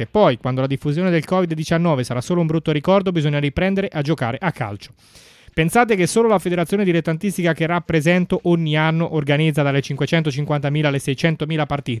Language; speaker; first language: Italian; native; Italian